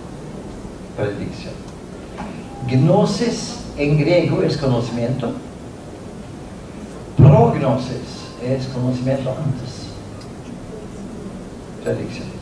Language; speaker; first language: Spanish; non-native, fluent; Norwegian